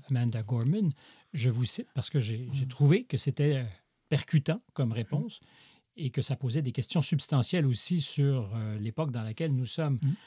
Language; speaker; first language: French; native; French